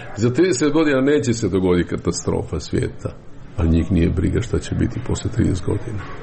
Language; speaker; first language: Serbian; native; Serbian